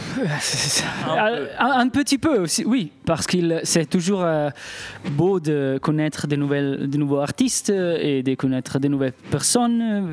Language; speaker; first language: French; non-native, local second language; Italian